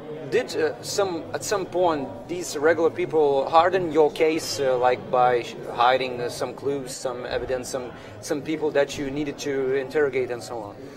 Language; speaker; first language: English; non-native, fluent; Lithuanian